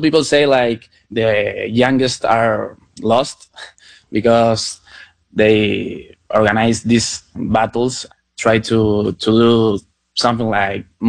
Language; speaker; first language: English; non-native, learner; Spanish